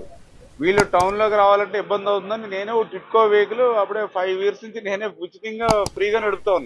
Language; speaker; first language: Telugu; native; Telugu